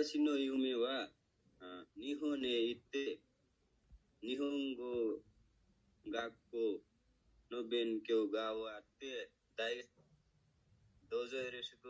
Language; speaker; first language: Japanese; non-native, learner; Nepali